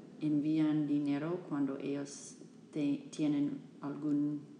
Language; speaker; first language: Spanish; non-native, fluent; English